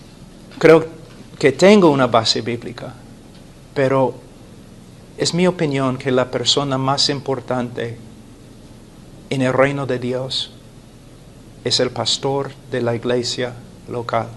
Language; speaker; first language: Spanish; non-native, fluent; English